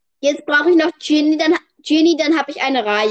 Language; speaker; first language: German; native; German